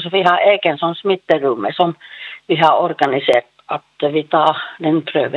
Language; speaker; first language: Swedish; non-native, learner; Finnish